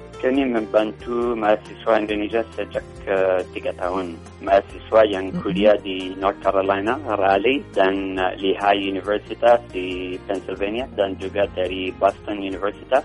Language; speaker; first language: Indonesian; non-native, learner; English